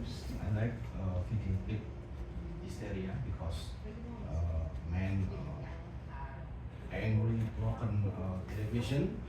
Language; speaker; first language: English; non-native, learner; Indonesian